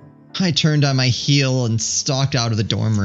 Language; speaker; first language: English; native; English